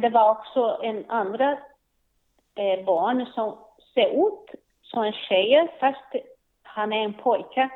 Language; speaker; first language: Swedish; non-native, learner; Portuguese